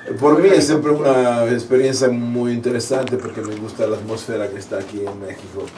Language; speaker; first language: Spanish; non-native, learner; Italian